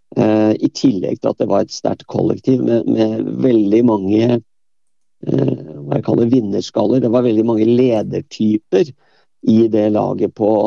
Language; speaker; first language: Norwegian; native; Norwegian